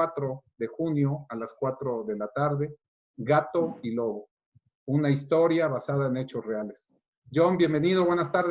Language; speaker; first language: Spanish; native; Spanish